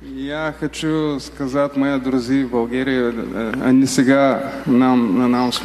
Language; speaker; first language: Russian; non-native, learner; Bulgarian